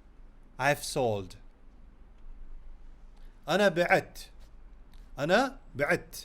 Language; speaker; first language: Arabic; non-native, fluent; Urdu